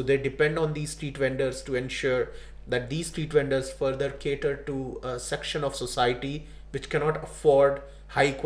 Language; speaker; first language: English; non-native, local second language; Gujarati